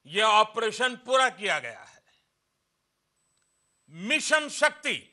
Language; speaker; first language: Hindi; non-native, local second language; Marathi